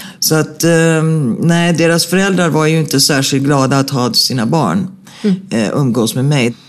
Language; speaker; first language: Swedish; native; Swedish